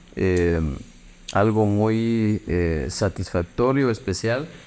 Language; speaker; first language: Spanish; native; Spanish